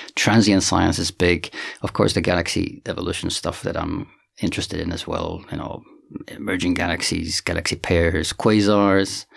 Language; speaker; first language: English; non-native, fluent; Finnish